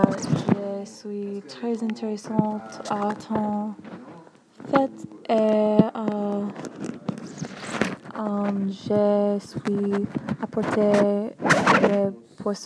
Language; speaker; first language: French; non-native, learner; English